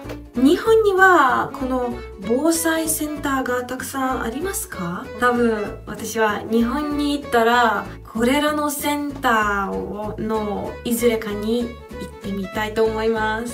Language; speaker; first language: Japanese; non-native, learner; Hungarian